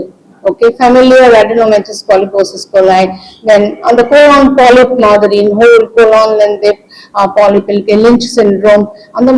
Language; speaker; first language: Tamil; non-native, local second language; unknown